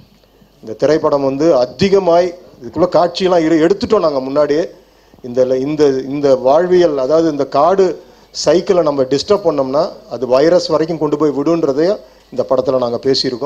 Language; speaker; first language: Tamil; native; Tamil